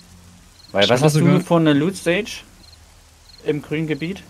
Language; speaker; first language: German; native; German